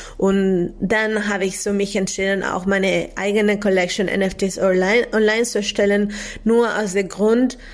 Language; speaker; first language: German; non-native, fluent; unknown